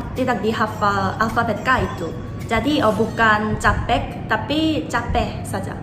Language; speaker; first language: Indonesian; non-native, fluent; Korean